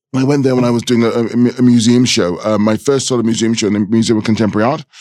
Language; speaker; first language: English; native; English